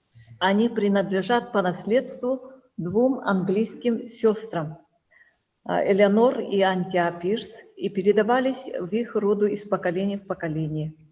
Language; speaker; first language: Russian; native; Russian